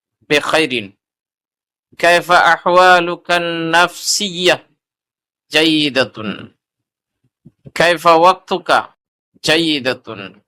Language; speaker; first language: Arabic; non-native, fluent; Urdu